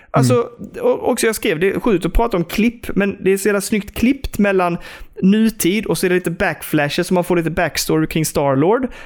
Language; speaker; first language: Swedish; native; Swedish